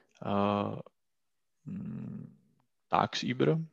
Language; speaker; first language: German; non-native, learner; Czech